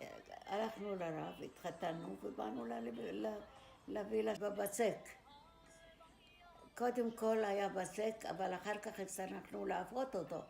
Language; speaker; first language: Hebrew; non-native, fluent; Arabic